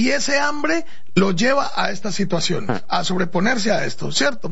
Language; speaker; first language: Spanish; native; Spanish